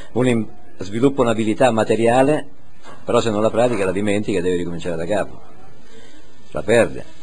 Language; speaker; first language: Italian; native; Italian